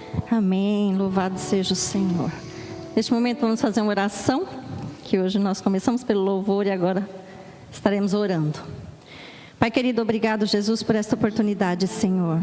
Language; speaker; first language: Portuguese; native; Portuguese